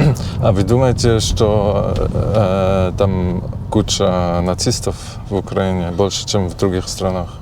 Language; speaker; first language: Russian; non-native, fluent; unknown